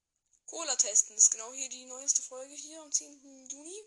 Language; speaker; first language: German; native; German